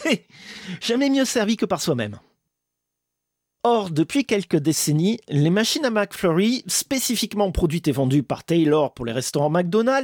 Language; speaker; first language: French; native; French